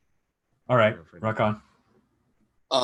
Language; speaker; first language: English; native; English